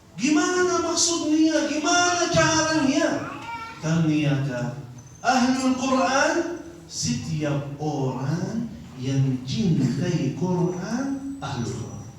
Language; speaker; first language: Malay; non-native, fluent; Arabic